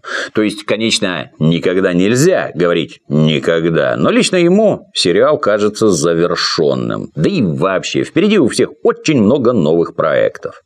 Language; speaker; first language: Russian; native; Russian